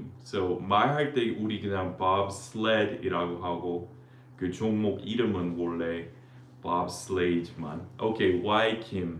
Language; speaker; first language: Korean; non-native, fluent; English